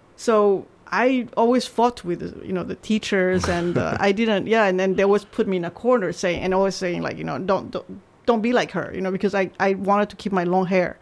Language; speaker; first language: English; non-native, fluent; Chinese